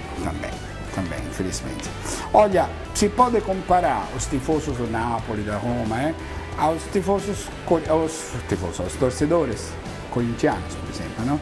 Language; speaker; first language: Portuguese; non-native, fluent; Italian